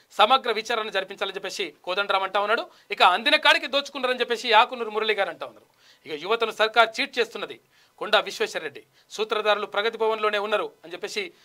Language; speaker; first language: Telugu; native; Telugu